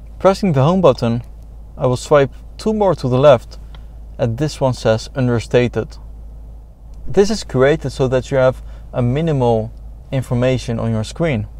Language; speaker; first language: English; non-native, fluent; Dutch